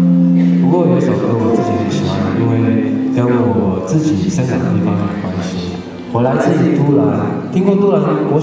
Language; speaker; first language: Chinese; non-native, local second language; Amis